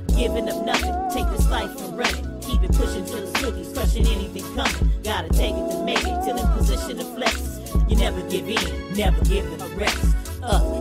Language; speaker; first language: English; native; English